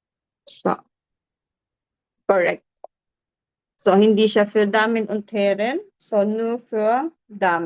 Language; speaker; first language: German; non-native, fluent; Filipino